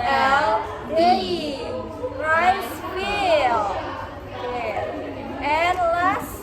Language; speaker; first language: English; non-native, learner; Indonesian